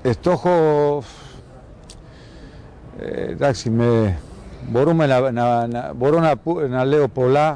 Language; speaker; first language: Greek; non-native, learner; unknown